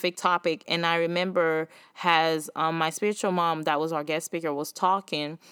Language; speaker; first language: English; early bilingual, other home language; Haitian Creole